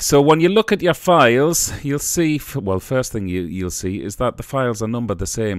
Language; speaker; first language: English; native; English